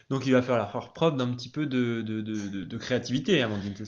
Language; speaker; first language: French; native; French